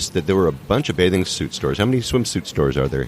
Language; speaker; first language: English; native; English